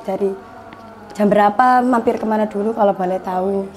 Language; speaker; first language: Indonesian; native; Indonesian